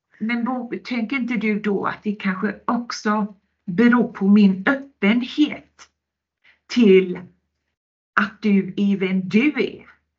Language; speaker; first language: Swedish; non-native, local second language; Finnish